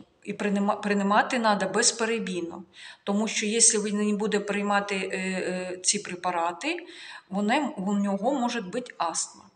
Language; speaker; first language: Ukrainian; non-native, local second language; Russian